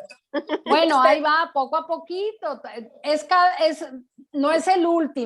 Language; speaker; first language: Spanish; native; Spanish